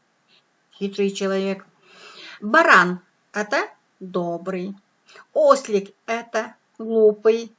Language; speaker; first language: Russian; non-native, local second language; Kyrgyz